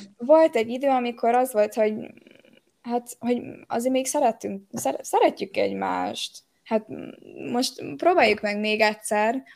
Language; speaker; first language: Hungarian; early bilingual, heritage; Hungarian